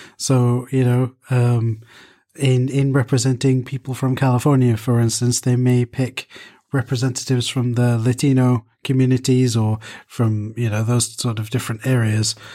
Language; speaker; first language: English; native; English